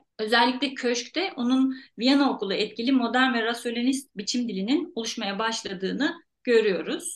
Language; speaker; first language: Turkish; native; Turkish